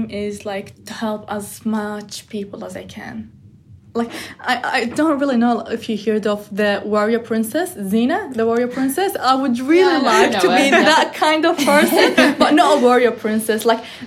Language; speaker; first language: English; non-native, fluent; Arabic